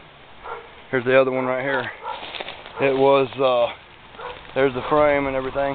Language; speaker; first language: English; native; English